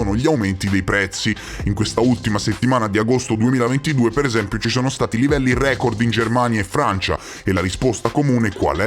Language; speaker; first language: Italian; native; Italian